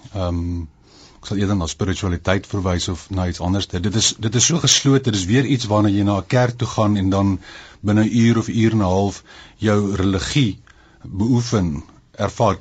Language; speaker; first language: Afrikaans; native; Afrikaans